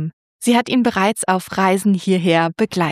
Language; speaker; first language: German; native; German